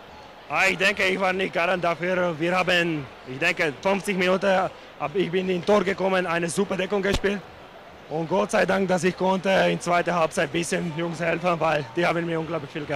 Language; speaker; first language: German; non-native, fluent; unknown